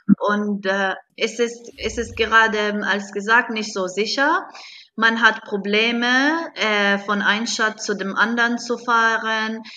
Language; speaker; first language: German; non-native, learner; Arabic